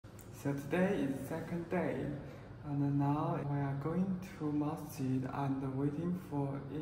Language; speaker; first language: English; non-native, learner; Chinese